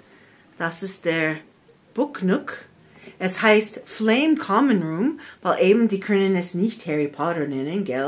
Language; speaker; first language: German; non-native, fluent; English